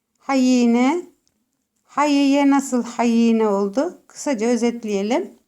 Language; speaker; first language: Turkish; native; Turkish